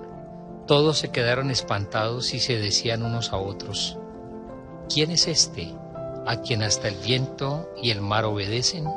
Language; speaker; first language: Spanish; native; Spanish